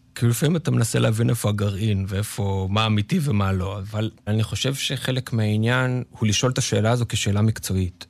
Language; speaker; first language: Hebrew; native; Hebrew